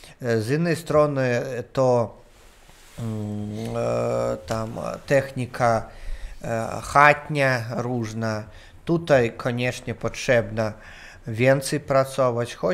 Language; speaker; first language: Polish; non-native, learner; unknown